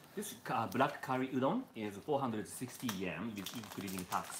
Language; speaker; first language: English; non-native, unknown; Japanese